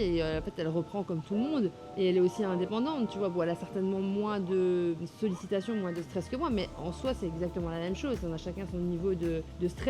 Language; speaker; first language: French; native; French